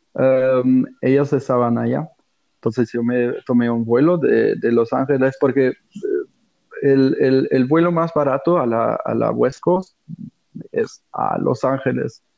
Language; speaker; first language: Spanish; non-native, fluent; German